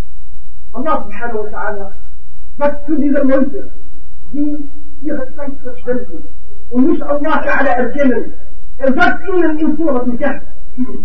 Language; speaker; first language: German; non-native, fluent; Arabic